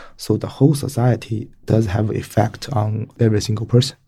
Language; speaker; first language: English; non-native, fluent; Chinese